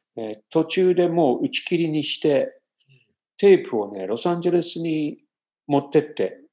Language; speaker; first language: Japanese; non-native, fluent; English